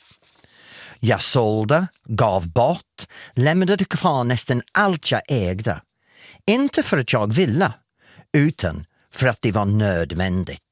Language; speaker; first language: Swedish; non-native, fluent; English